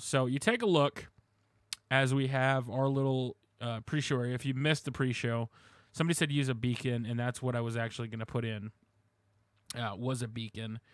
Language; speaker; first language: English; native; English